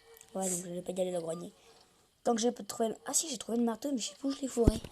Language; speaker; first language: French; native; French